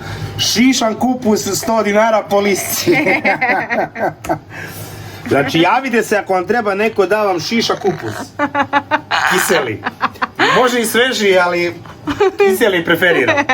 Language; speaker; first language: Croatian; native; Croatian